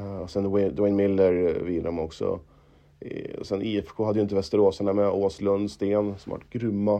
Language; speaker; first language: Swedish; native; Swedish